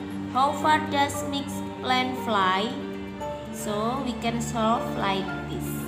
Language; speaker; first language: English; non-native, learner; Indonesian